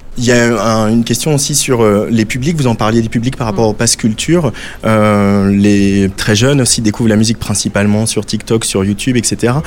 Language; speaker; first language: French; native; French